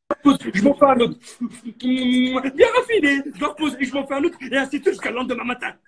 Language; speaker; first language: French; native; French